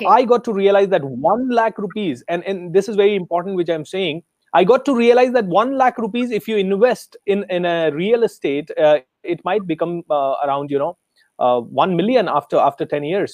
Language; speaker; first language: English; non-native, local second language; Hindi